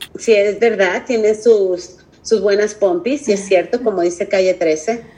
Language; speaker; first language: Spanish; early bilingual, heritage; Spanish